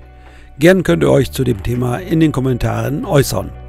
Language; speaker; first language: German; native; German